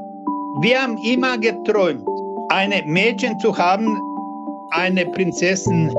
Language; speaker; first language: German; non-native, learner; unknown